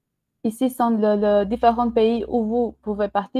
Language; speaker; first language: French; non-native, learner; Albanian